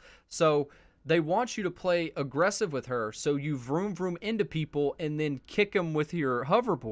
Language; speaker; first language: English; native; English